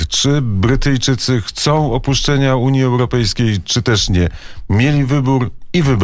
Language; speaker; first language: Polish; native; Polish